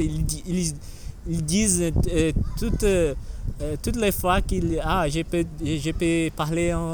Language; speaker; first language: French; non-native, learner; Portuguese